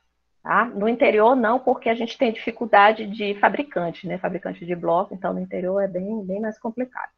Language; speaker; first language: Portuguese; native; Portuguese